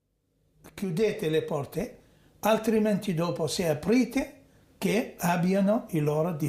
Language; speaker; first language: Italian; non-native, fluent; Arabic